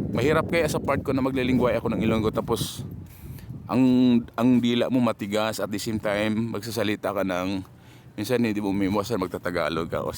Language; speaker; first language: Filipino; non-native, local second language; Cebuano